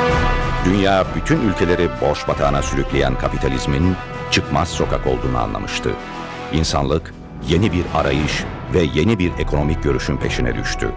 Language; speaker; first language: Turkish; native; Turkish